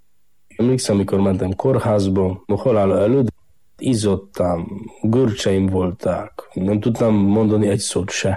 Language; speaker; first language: Hungarian; non-native, fluent; Polish